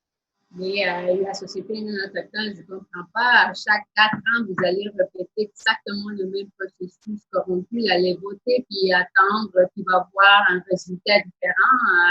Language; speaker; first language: French; native; French